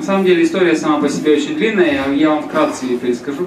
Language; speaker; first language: Russian; native; Russian